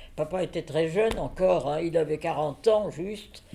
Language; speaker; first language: French; native; French